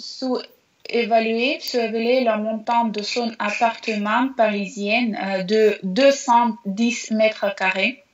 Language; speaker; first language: French; non-native, learner; Russian